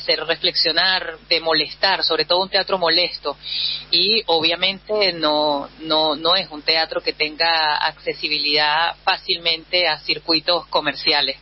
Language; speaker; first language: Spanish; native; Spanish